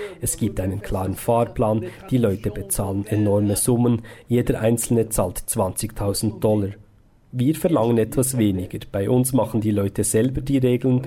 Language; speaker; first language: German; native; German